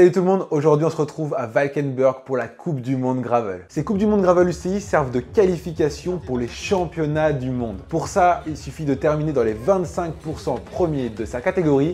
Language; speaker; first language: French; native; French